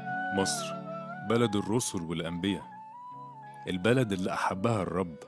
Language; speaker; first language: Arabic; native; Arabic